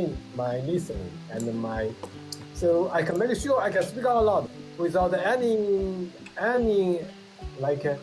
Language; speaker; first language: English; non-native, learner; Vietnamese